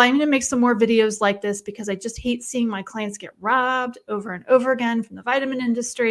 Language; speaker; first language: English; native; English